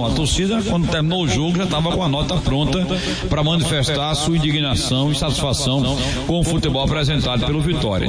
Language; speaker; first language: Portuguese; native; Portuguese